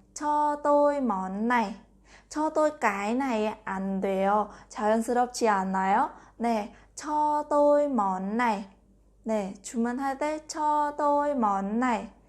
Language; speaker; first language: Korean; non-native, fluent; Vietnamese